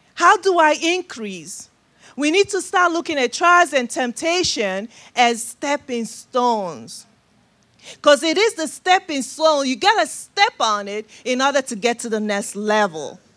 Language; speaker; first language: English; non-native, local second language; Igbo